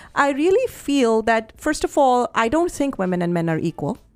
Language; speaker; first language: English; non-native, local second language; Punjabi